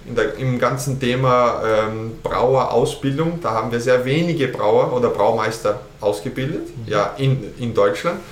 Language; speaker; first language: German; early bilingual, heritage; German